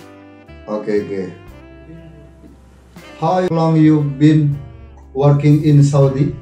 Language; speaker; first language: English; non-native, learner; Indonesian